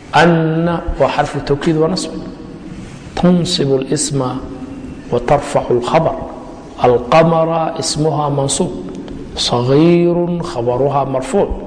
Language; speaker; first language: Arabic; non-native, fluent; Somali